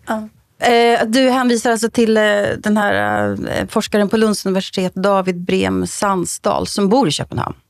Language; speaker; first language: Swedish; native; Swedish